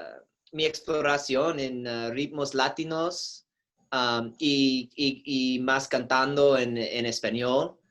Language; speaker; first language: Spanish; non-native, learner; English